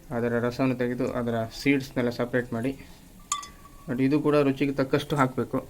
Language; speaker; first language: Kannada; non-native, local second language; Kodava